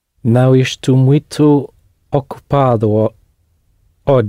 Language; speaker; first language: Portuguese; non-native, learner; English